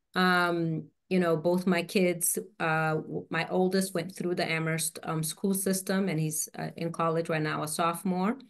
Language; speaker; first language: English; native; English